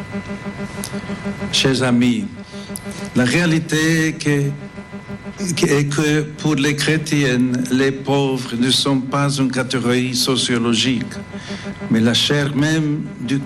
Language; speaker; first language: French; non-native, fluent; English